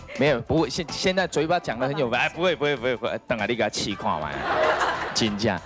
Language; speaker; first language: Chinese; native; Chinese